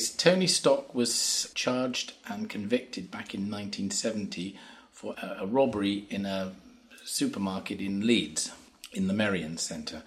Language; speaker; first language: English; native; English